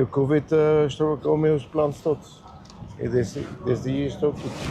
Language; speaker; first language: Portuguese; non-native, learner; German